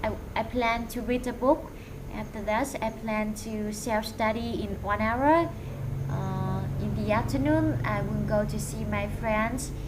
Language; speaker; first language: English; non-native, fluent; Vietnamese